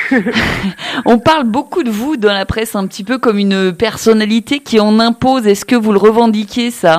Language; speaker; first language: French; native; French